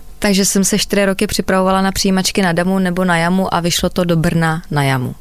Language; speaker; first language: Czech; native; Czech